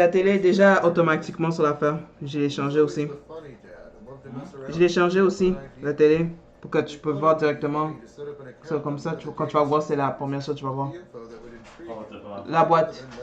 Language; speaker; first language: French; native; French